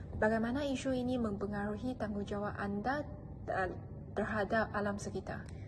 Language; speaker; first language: Malay; non-native, local second language; Chinese